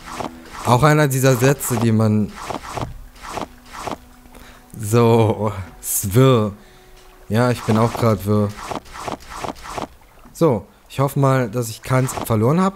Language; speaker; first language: German; native; German